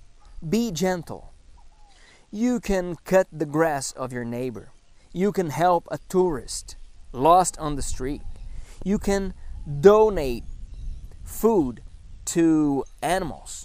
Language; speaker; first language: English; non-native, fluent; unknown